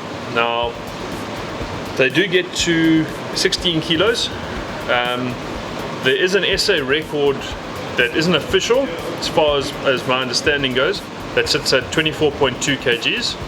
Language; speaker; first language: English; native; English